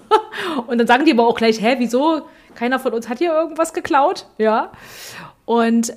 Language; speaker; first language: German; native; German